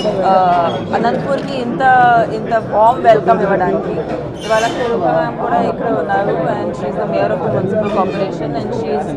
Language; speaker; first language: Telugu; non-native, fluent; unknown